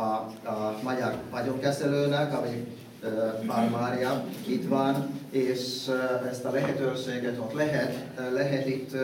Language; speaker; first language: Hungarian; non-native, learner; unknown